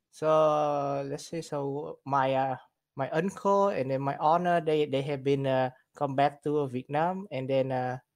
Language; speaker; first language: English; non-native, learner; Vietnamese